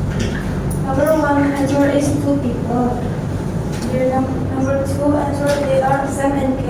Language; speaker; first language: English; non-native, learner; Indonesian